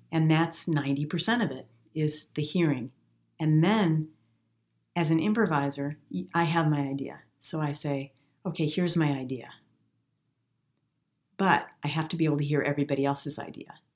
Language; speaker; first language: English; native; English